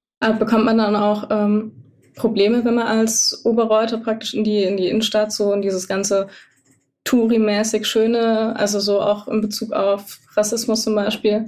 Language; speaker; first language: German; native; German